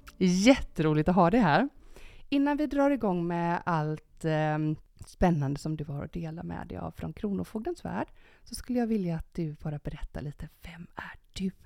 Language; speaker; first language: Swedish; native; Swedish